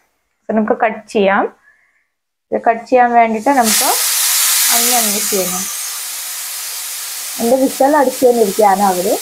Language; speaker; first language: Malayalam; non-native, learner; Hindi